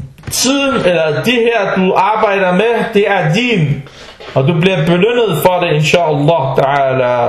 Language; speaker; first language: Danish; non-native, fluent; Arabic